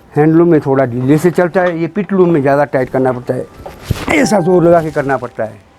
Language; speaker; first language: Hindi; non-native, local second language; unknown